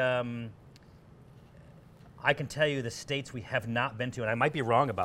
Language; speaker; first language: English; native; English